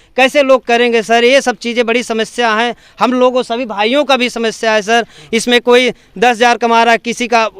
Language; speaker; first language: Hindi; native; Hindi